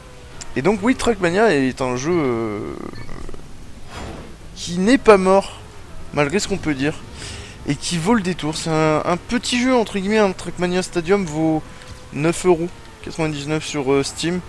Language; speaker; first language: French; native; French